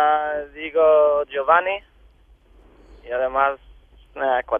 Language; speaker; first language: Spanish; non-native, local second language; English